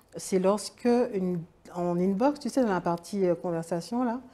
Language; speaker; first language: French; native; French